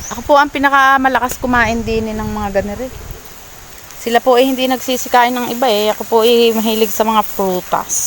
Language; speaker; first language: Filipino; native; Filipino